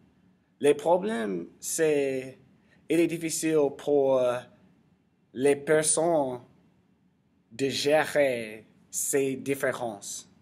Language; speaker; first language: French; non-native, learner; English